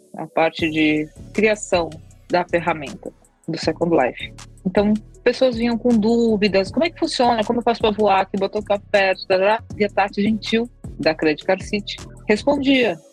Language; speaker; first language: Portuguese; native; Portuguese